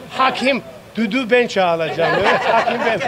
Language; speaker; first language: Turkish; non-native, learner; Georgian